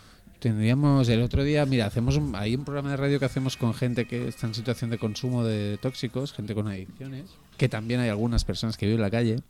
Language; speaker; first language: Spanish; native; Spanish